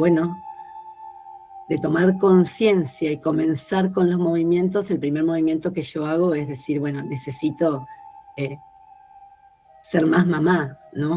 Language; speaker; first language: Spanish; native; Spanish